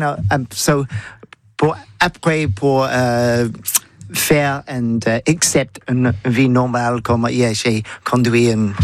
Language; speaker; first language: French; non-native, learner; English